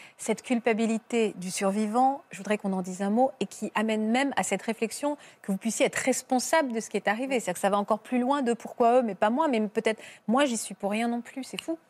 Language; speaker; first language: French; native; French